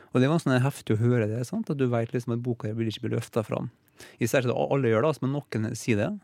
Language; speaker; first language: Norwegian; native; Norwegian